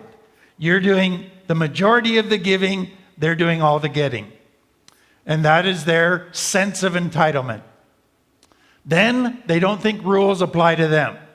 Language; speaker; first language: English; native; English